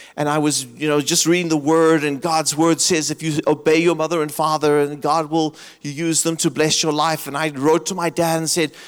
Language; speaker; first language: English; native; English